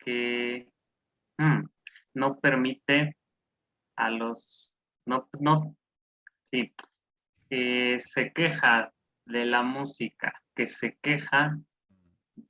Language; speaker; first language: Spanish; non-native, fluent; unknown